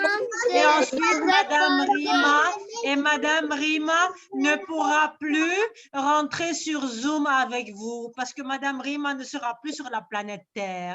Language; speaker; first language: French; non-native, local second language; Arabic